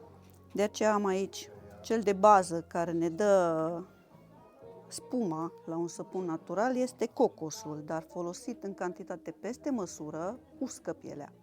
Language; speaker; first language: Romanian; native; Romanian